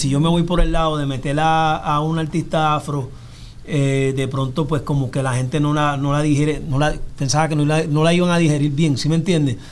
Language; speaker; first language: Spanish; early bilingual, heritage; Spanish